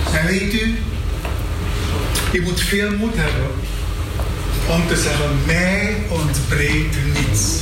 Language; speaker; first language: Dutch; non-native, fluent; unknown